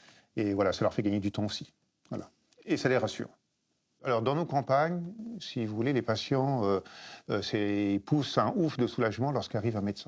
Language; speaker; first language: French; native; French